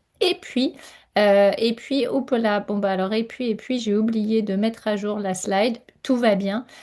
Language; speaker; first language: French; native; French